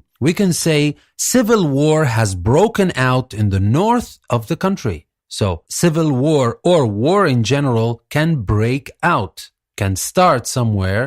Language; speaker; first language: English; non-native, fluent; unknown